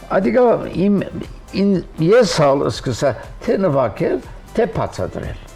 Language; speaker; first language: Armenian; native; Armenian